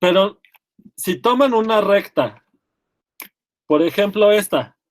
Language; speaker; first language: Spanish; native; Spanish